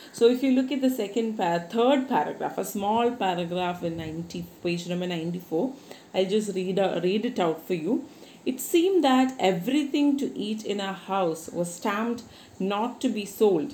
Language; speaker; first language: English; non-native, local second language; Malayalam